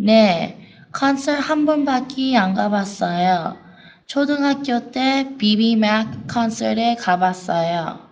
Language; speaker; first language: Korean; non-native, learner; English